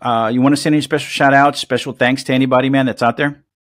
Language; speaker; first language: English; early bilingual, other home language; Spanish